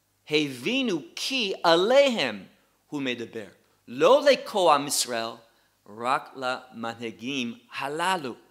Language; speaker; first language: Hebrew; non-native, fluent; English